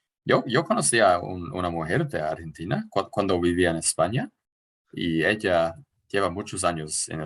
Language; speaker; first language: Spanish; non-native, fluent; English